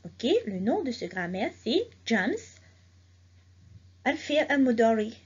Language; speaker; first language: French; non-native, local second language; Morisyen